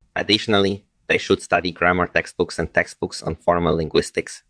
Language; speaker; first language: English; non-native, fluent; Polish